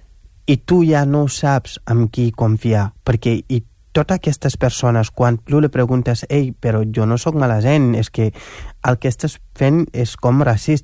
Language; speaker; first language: Catalan; non-native, fluent; Wolof